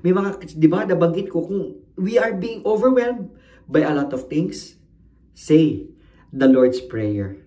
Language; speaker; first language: Filipino; native; Filipino